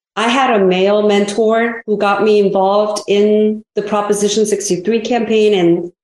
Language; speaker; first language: English; early bilingual, other home language; Korean